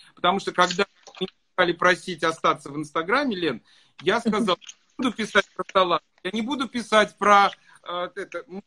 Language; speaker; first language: Russian; native; Russian